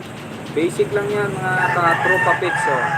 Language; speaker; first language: Filipino; native; Filipino